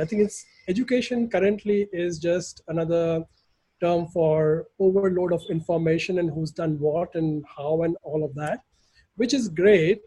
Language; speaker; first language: English; non-native, local second language; Gujarati